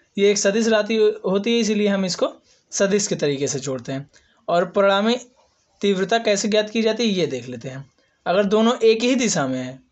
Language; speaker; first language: Hindi; native; Hindi